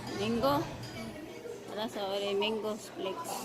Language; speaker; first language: Korean; non-native, fluent; Filipino